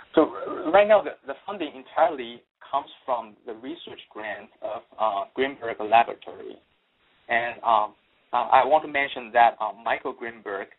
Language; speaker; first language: English; non-native, fluent; Chinese